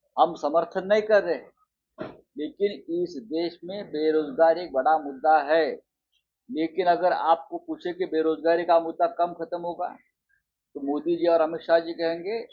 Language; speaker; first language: Hindi; non-native, local second language; Marathi